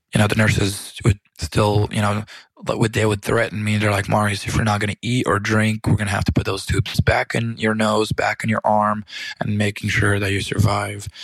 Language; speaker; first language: English; early bilingual, other home language; Romanian